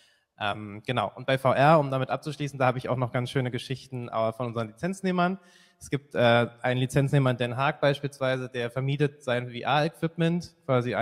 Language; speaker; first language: German; native; German